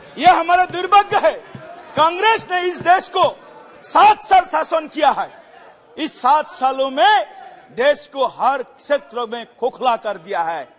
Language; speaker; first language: Hindi; non-native, local second language; Assamese